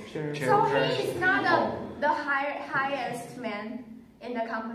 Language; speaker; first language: English; non-native, learner; Chinese